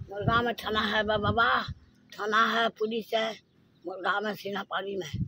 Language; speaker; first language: Hindi; non-native, local second language; Odia